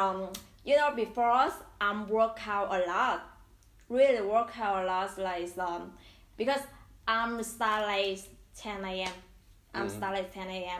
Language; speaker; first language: English; non-native, learner; Vietnamese